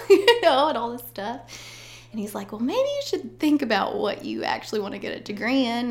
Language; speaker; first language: English; native; English